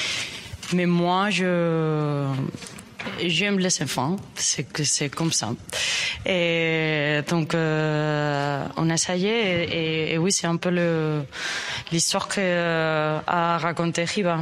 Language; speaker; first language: French; non-native, learner; Spanish